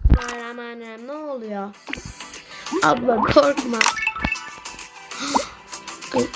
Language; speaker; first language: Turkish; native; Turkish